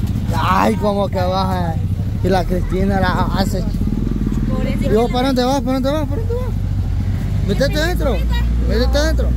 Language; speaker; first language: Spanish; native; Spanish